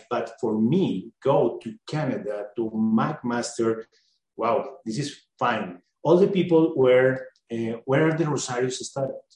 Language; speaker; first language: English; non-native, learner; Spanish